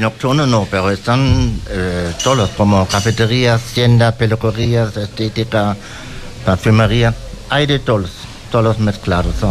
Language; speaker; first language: Spanish; non-native, learner; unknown